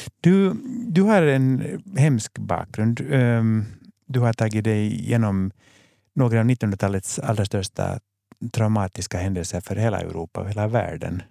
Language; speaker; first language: Swedish; native; Swedish